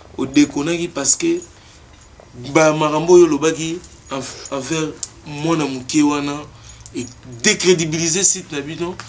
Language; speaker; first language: Lingala; native; Lingala